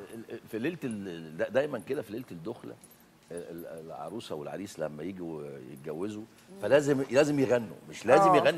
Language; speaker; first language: Arabic; native; Arabic